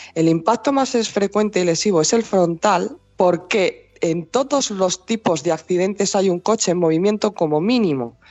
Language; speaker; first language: Spanish; native; Spanish